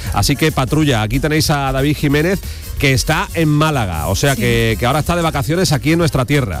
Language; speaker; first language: Spanish; native; Spanish